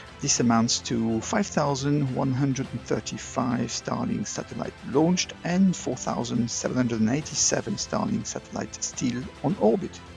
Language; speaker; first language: English; non-native, fluent; French